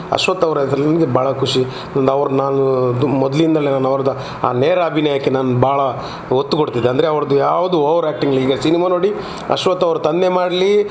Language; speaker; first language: Kannada; non-native, local second language; Tulu